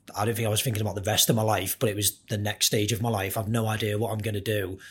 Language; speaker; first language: English; native; English